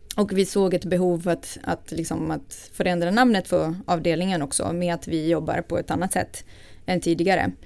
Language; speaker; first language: Swedish; non-native, fluent; Portuguese